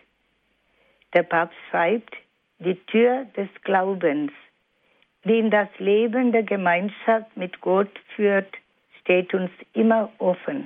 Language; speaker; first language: German; non-native, fluent; Malayalam